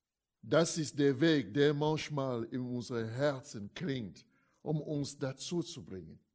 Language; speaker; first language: German; non-native, fluent; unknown